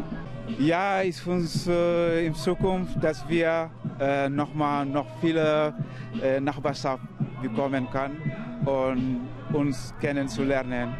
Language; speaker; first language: German; non-native, learner; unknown